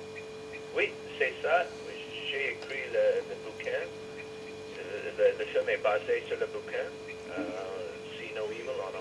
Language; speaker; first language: French; non-native, fluent; English